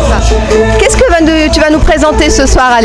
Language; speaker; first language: French; native; French